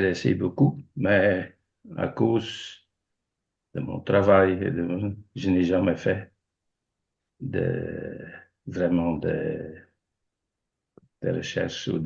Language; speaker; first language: French; non-native, fluent; Dutch